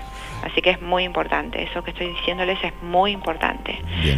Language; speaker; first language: Spanish; native; Spanish